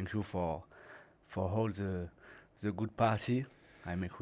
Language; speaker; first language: English; non-native, learner; French